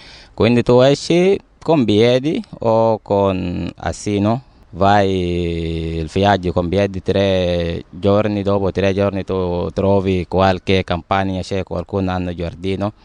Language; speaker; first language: Italian; non-native, learner; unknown